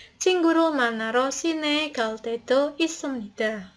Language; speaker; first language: Korean; non-native, learner; Indonesian